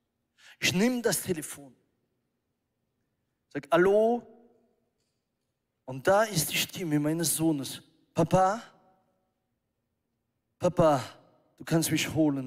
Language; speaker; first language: German; non-native, fluent; French